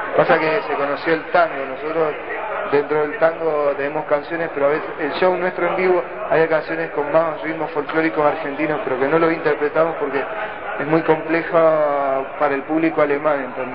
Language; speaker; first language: Spanish; native; Spanish